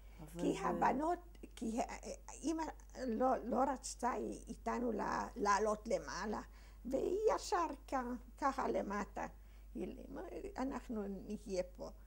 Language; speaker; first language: Hebrew; early bilingual, other home language; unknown